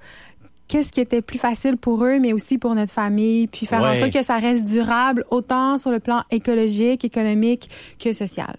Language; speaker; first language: French; native; French